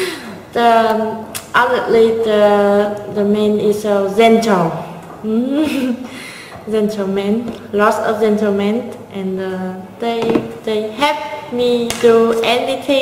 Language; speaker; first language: English; non-native, learner; Vietnamese